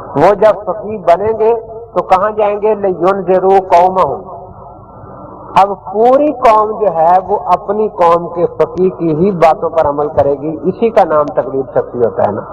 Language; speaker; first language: Urdu; non-native, local second language; Punjabi